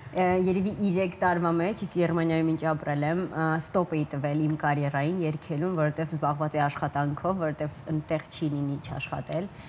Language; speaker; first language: Armenian; early bilingual, heritage; Armenian